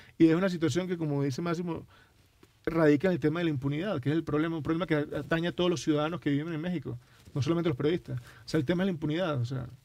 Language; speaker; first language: Spanish; native; Spanish